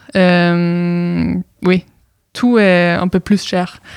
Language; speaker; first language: French; non-native, fluent; Norwegian